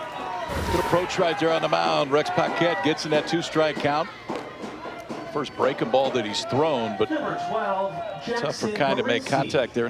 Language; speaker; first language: English; native; English